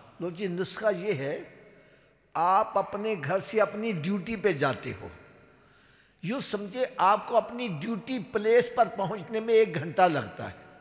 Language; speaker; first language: Urdu; native; Urdu